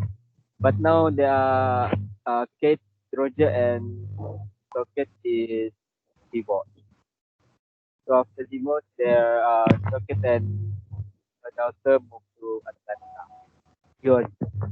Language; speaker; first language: English; non-native, local second language; Malay